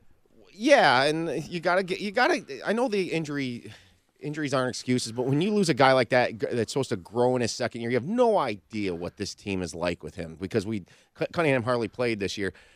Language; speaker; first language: English; native; English